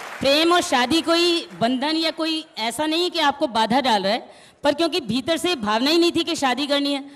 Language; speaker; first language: Hindi; native; Hindi